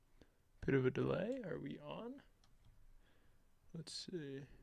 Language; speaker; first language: English; native; English